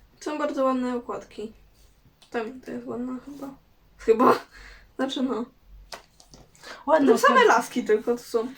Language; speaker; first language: Polish; native; Polish